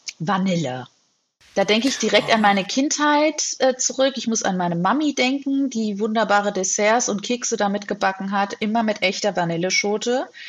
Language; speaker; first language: German; native; German